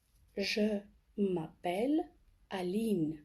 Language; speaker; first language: French; non-native, fluent; Armenian